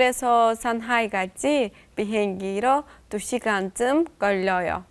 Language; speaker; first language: Korean; non-native, learner; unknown